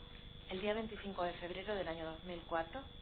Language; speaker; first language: Spanish; native; Spanish